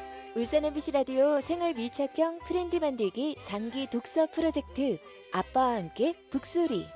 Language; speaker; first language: Korean; native; Korean